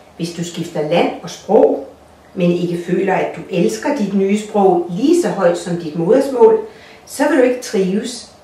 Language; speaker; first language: Danish; non-native, fluent; Russian